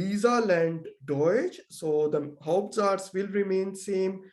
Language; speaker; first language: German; non-native, learner; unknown